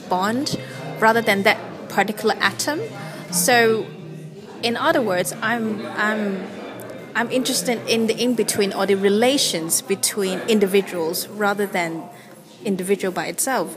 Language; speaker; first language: English; non-native, local second language; Cantonese